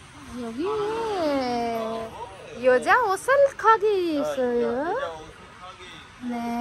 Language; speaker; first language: Korean; non-native, learner; Urdu